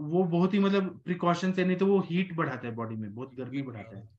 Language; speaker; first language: Hindi; native; Hindi